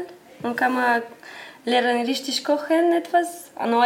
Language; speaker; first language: German; non-native, learner; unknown